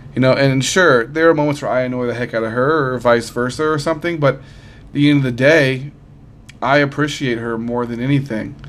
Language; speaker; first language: English; native; English